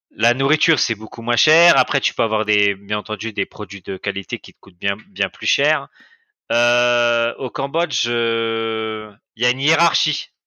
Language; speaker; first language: French; native; French